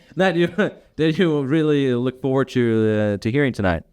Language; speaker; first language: English; non-native, fluent; Danish